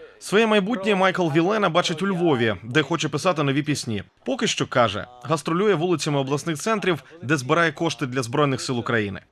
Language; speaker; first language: Ukrainian; native; Ukrainian